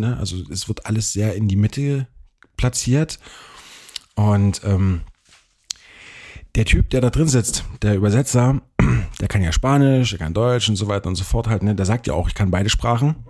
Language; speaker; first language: German; native; German